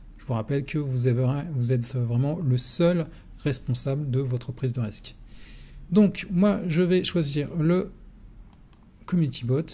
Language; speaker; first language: French; native; French